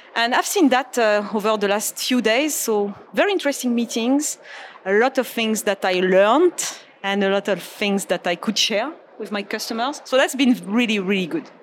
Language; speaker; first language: English; non-native, fluent; French